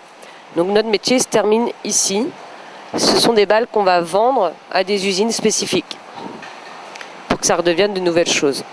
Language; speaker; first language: French; native; French